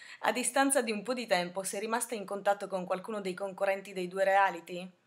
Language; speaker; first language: Italian; non-native, fluent; Slovak